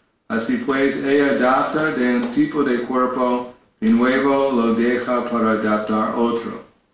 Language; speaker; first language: Spanish; non-native, learner; English